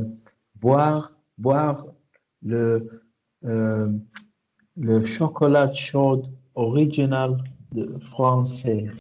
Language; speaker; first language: French; non-native, learner; Arabic